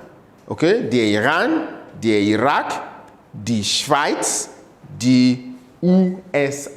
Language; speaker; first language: German; non-native, fluent; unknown